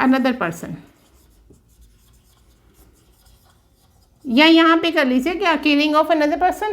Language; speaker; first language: Hindi; native; Hindi